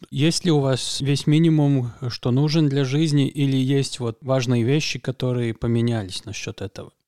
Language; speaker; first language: Russian; non-native, local second language; Latvian